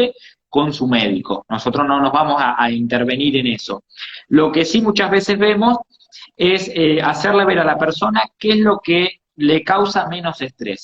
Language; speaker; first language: Spanish; native; Spanish